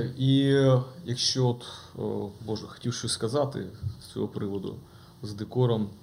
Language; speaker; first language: Ukrainian; native; Ukrainian